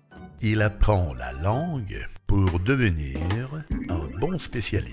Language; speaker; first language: French; non-native, fluent; Russian